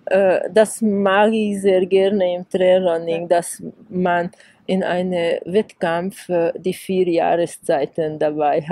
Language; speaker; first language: German; non-native, fluent; Hungarian